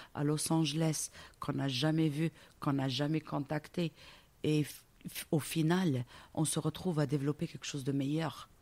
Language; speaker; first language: French; non-native, local second language; Arabic